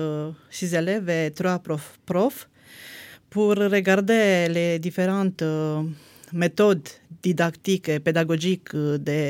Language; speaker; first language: French; non-native, fluent; Romanian